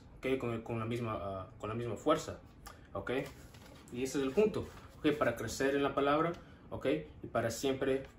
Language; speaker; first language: Spanish; non-native, learner; English